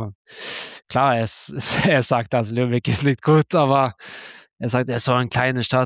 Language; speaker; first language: German; non-native, learner; Norwegian